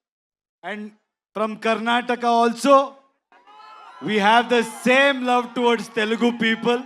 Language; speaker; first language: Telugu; non-native, learner; Kannada